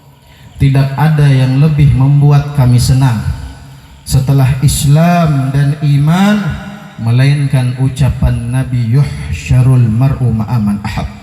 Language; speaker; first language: Indonesian; non-native, local second language; Banjar